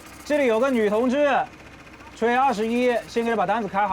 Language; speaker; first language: Chinese; native; Chinese